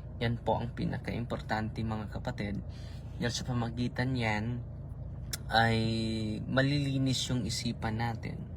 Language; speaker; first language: Filipino; non-native, local second language; Cebuano